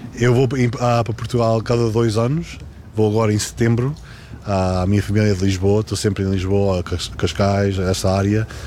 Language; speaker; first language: Portuguese; early bilingual, heritage; Portuguese